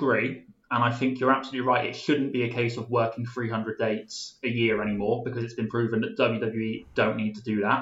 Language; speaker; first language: English; native; English